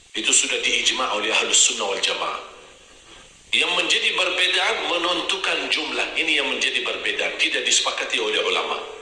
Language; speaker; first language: Indonesian; non-native, fluent; Arabic